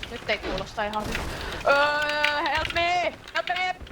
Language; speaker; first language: Finnish; native; Finnish